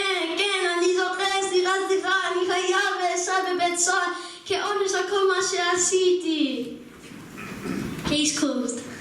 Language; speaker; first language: Hebrew; non-native, learner; English